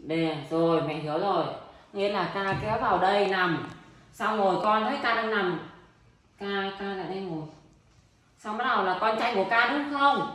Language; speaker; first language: Vietnamese; native; Vietnamese